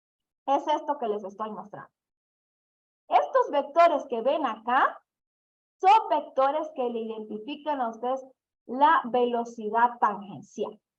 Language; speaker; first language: Spanish; native; Spanish